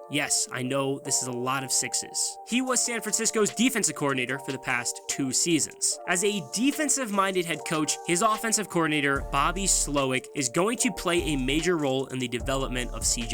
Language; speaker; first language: English; native; English